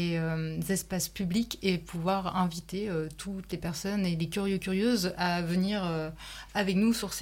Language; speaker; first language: French; native; French